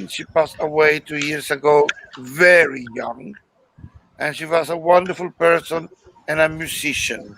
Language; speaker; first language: English; non-native, learner; Spanish